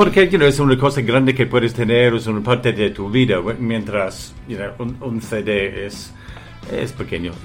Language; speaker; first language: Spanish; non-native, fluent; English